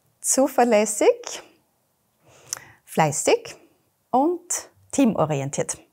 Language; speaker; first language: German; native; German